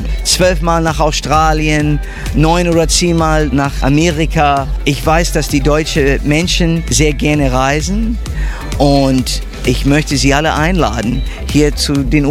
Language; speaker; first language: German; early bilingual, heritage; English